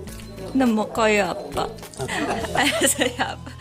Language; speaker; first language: Korean; non-native, learner; Filipino